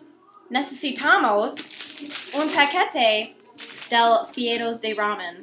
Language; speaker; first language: Spanish; non-native, learner; English